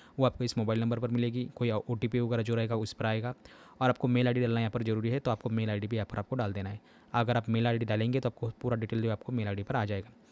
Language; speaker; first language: Hindi; non-native, local second language; Marathi